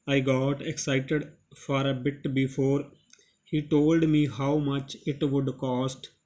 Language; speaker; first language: English; non-native, local second language; Punjabi